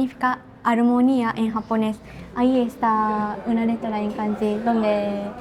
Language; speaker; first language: Spanish; non-native, learner; Japanese